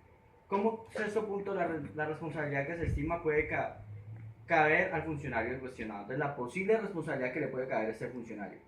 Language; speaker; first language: Spanish; native; Spanish